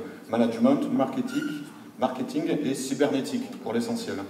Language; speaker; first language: French; native; French